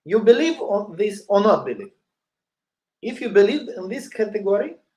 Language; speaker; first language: English; non-native, learner; Russian